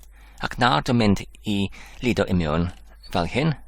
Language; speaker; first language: Welsh; non-native, learner; English